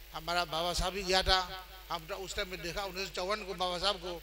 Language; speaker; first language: Hindi; non-native, fluent; Burmese